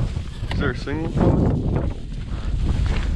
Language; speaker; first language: English; native; English